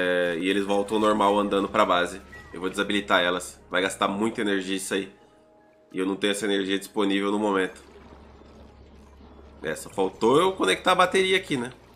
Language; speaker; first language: Portuguese; native; Portuguese